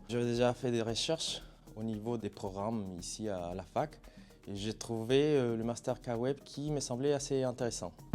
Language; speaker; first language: French; non-native, fluent; Spanish